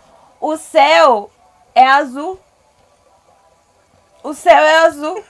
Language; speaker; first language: Portuguese; native; Portuguese